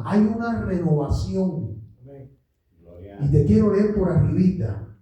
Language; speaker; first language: Spanish; native; Spanish